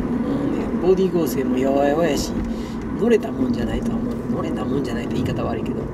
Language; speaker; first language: Japanese; native; Japanese